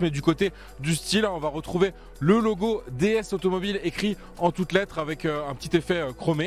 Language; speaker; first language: French; native; French